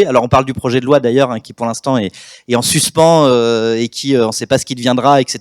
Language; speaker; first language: French; native; French